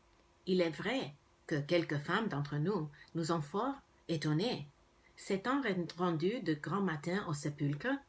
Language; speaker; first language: French; non-native, fluent; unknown